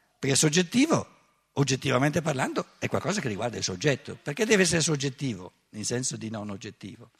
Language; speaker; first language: Italian; native; Italian